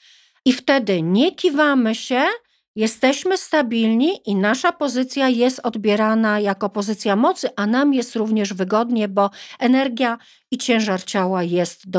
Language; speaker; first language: Polish; native; Polish